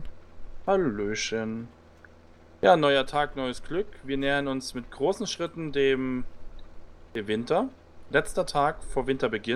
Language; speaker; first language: German; native; German